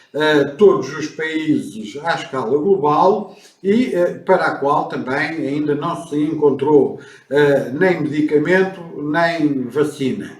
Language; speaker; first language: Portuguese; native; Portuguese